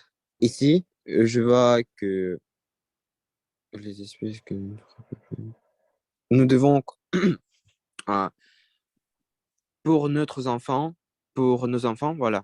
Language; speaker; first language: French; non-native, learner; Russian